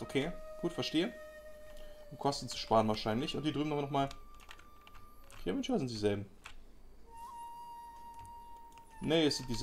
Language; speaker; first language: German; native; German